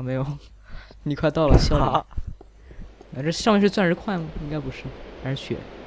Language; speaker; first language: Chinese; native; Chinese